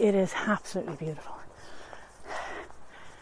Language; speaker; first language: English; native; English